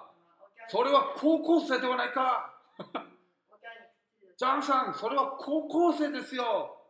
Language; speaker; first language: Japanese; non-native, fluent; Korean